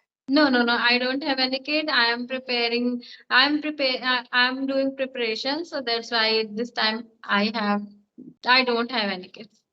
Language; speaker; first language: English; non-native, learner; Hindi